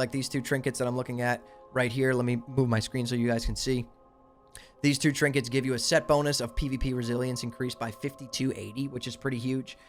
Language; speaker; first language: English; native; English